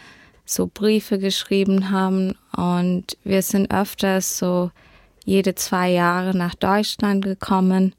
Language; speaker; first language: German; early bilingual, heritage; German